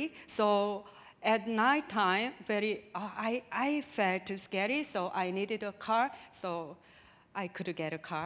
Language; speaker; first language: English; non-native, learner; Korean